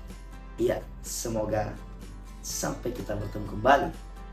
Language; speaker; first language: Indonesian; native; Indonesian